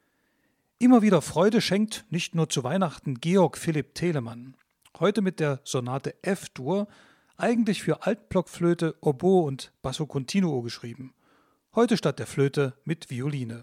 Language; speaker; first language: German; native; German